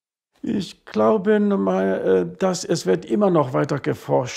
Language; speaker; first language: German; non-native, fluent; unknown